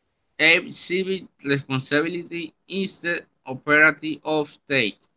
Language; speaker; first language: English; non-native, learner; Spanish